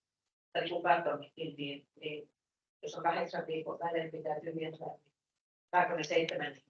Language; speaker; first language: Finnish; native; Finnish